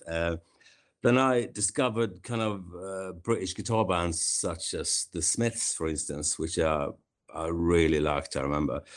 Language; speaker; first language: English; non-native, fluent; Swedish